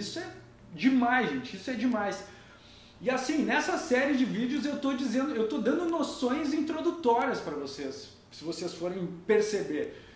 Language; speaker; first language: Portuguese; native; Portuguese